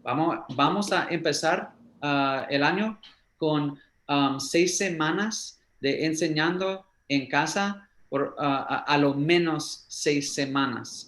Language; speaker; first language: Spanish; early bilingual, heritage; English